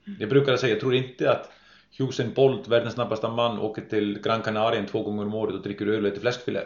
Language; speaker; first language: Swedish; non-native, fluent; Icelandic